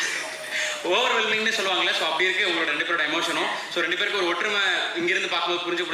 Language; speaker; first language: Tamil; native; Tamil